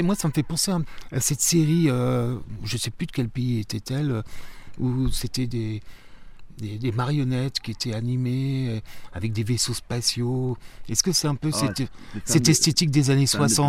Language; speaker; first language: French; native; French